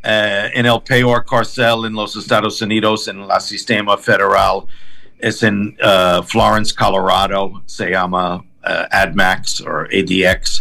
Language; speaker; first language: Spanish; non-native, learner; English